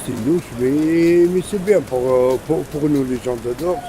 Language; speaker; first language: French; non-native, local second language; Arabic